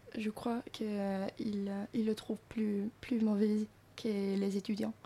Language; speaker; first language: French; non-native, learner; Finnish